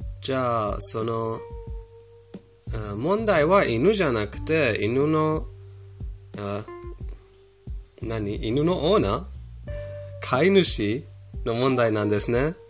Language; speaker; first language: Japanese; non-native, fluent; Persian